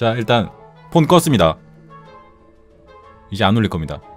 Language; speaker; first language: Korean; native; Korean